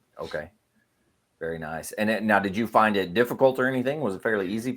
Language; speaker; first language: English; native; English